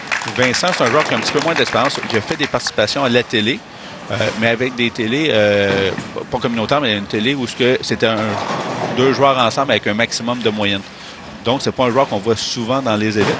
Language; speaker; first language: French; native; French